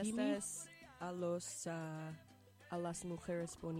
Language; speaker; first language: Spanish; non-native, learner; English